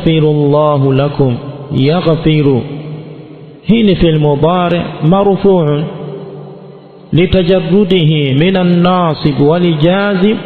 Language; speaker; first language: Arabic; non-native, fluent; Swahili